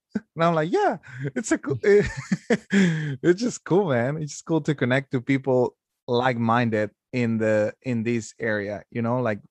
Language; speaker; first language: English; non-native, fluent; Spanish